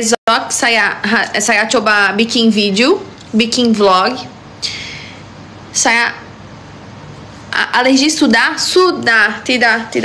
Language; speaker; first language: Indonesian; non-native, learner; Portuguese